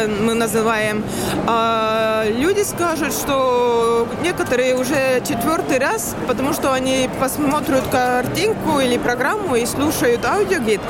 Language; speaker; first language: Russian; non-native, learner; Estonian